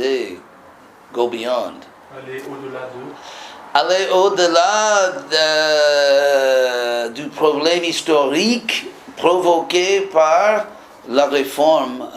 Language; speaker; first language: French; non-native, fluent; English